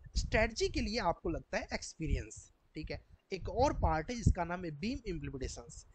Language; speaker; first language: Hindi; native; Hindi